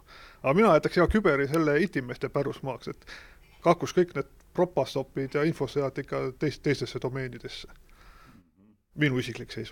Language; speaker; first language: Estonian; native; Estonian